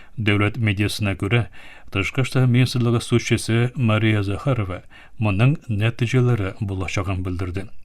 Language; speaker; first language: Tatar; early bilingual, heritage; Tatar